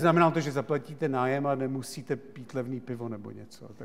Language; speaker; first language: Czech; native; Czech